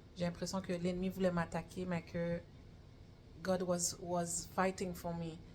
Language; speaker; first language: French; native; French